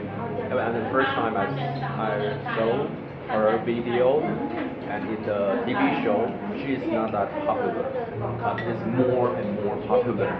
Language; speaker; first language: English; non-native, learner; Chinese